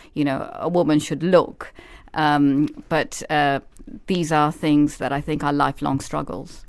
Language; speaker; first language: English; native; English